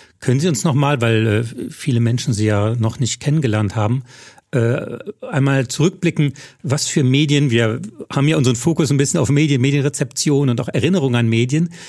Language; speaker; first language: German; native; German